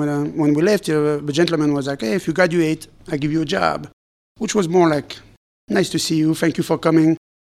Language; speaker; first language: English; non-native, fluent; French